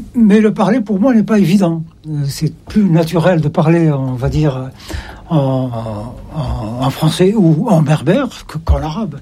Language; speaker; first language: French; non-native, local second language; Arabic